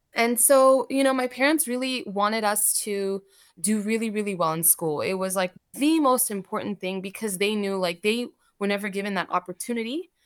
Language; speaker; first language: English; early bilingual, other home language; Armenian